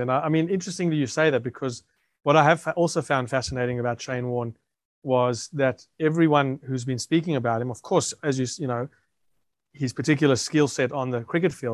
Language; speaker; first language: English; native; English